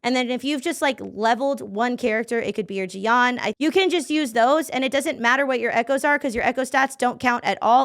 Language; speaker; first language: English; native; English